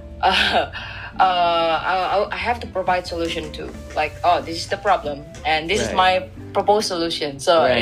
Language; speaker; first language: English; non-native, fluent; Indonesian